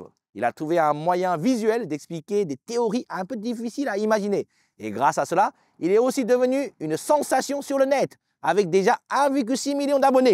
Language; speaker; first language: French; native; French